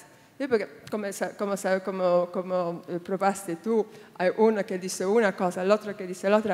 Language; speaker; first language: Spanish; non-native, fluent; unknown